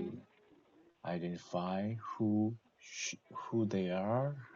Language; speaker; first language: English; non-native, learner; Korean